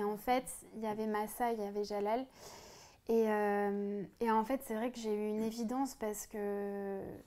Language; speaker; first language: French; native; French